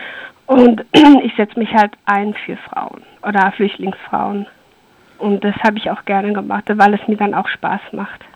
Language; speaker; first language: German; early bilingual, other home language; Persian